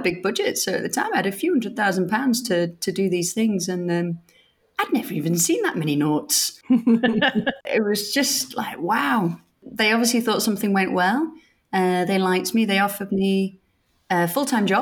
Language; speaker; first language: English; native; English